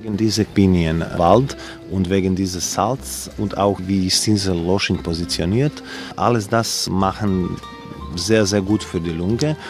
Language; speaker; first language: German; non-native, learner; Croatian